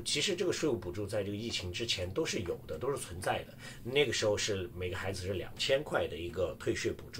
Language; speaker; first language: Chinese; native; Chinese